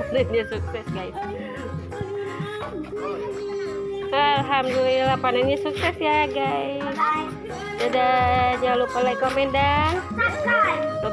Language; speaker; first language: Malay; non-native, local second language; Sundanese